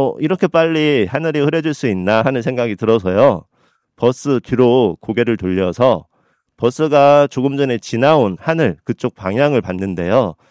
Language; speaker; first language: Korean; native; Korean